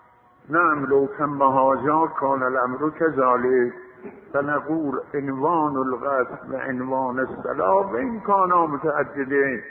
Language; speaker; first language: Arabic; non-native, fluent; Azerbaijani